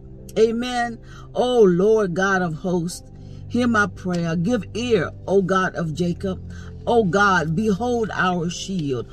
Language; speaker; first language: English; native; English